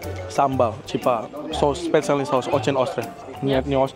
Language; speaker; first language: Russian; non-native, learner; Indonesian